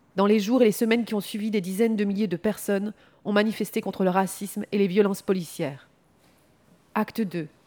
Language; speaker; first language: French; native; French